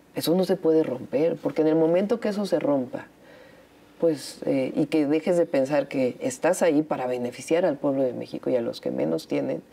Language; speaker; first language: Spanish; native; Spanish